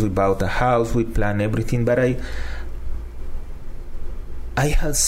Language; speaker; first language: English; non-native, fluent; Spanish